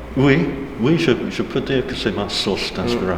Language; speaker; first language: French; non-native, fluent; English